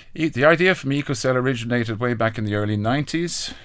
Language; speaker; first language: English; native; English